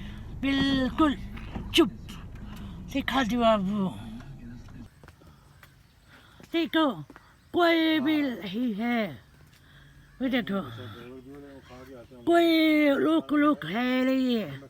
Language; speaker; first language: Hindi; non-native, learner; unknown